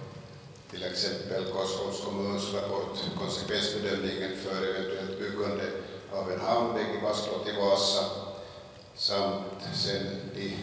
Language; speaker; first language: Swedish; non-native, local second language; Finnish